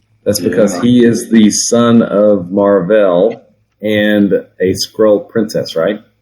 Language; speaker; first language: English; native; English